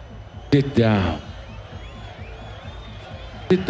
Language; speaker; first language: English; non-native, fluent; Swedish